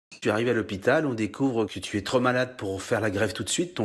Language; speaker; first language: French; native; French